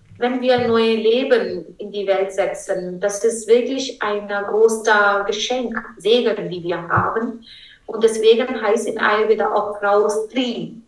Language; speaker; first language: German; non-native, fluent; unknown